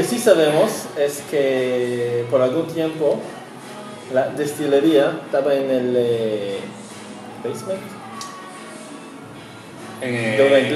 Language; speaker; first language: Spanish; early bilingual, heritage; Spanish